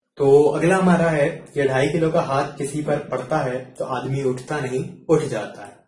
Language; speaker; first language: Hindi; native; Hindi